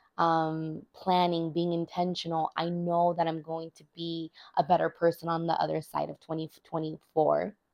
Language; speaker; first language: English; early bilingual, other home language; Spanish